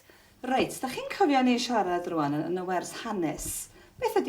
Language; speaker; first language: Welsh; native; Welsh